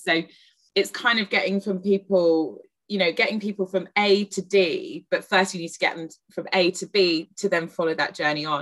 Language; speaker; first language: English; native; English